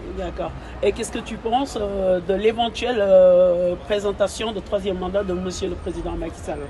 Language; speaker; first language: French; non-native, local second language; Wolof